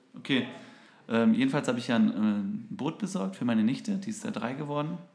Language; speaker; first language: German; early bilingual, other home language; Turkish